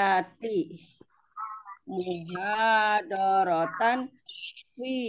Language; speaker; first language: Arabic; non-native, learner; Indonesian